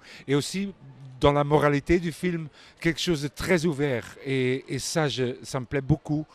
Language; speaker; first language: French; non-native, local second language; Dutch